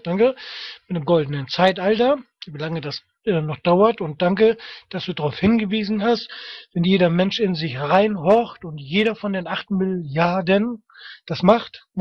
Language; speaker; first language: German; native; German